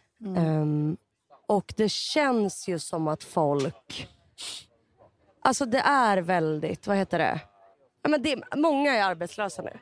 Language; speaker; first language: Swedish; native; Swedish